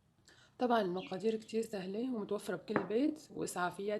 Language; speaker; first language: Arabic; native; Arabic